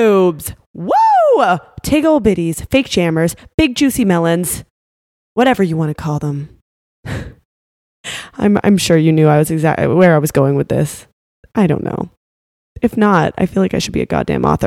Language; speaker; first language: English; native; English